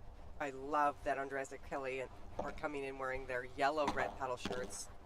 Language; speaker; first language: English; native; English